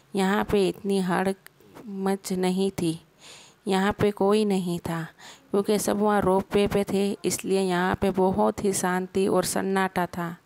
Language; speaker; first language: Hindi; non-native, local second language; Gujarati